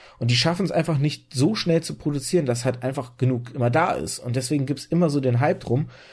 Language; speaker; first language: German; early bilingual, other home language; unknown